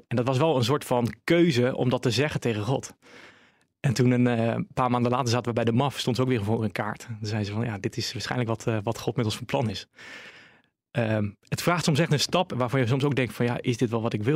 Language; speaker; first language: Dutch; native; Dutch